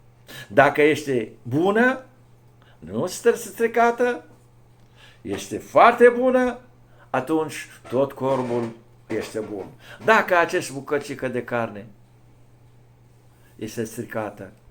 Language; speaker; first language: Romanian; non-native, fluent; Arabic